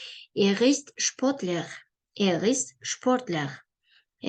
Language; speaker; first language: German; non-native, learner; Kyrgyz